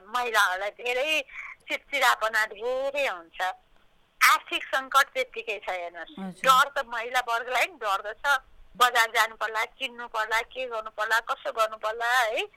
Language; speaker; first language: Nepali; native; Nepali